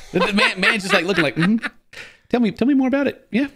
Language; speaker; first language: English; native; English